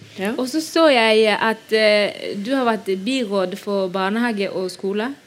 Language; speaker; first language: Norwegian; non-native, fluent; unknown